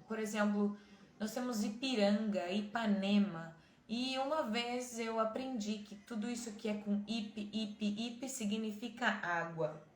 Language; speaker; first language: Portuguese; native; Portuguese